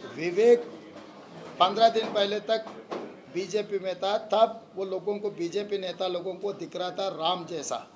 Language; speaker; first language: Hindi; non-native, local second language; Telugu